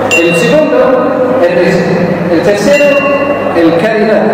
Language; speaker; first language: Spanish; non-native, learner; Arabic